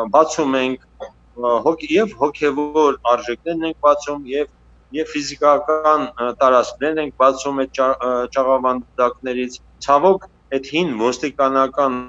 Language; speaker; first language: Armenian; native; Armenian